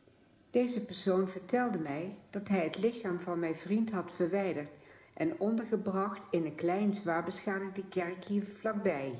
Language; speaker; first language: Dutch; native; Dutch